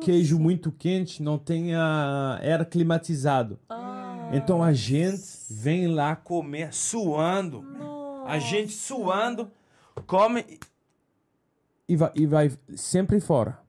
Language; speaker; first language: Portuguese; non-native, fluent; French